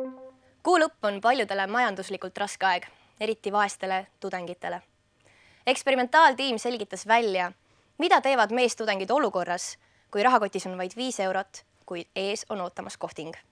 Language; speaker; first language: Estonian; native; Estonian